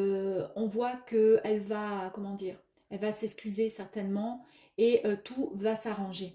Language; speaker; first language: French; native; French